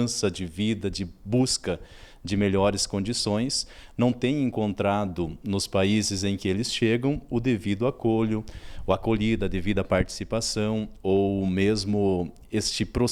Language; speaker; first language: Portuguese; native; Portuguese